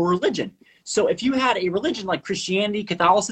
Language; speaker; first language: English; non-native, fluent; Spanish